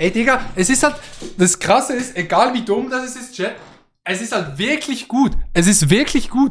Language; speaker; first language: German; native; German